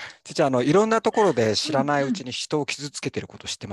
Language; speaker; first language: Japanese; native; Japanese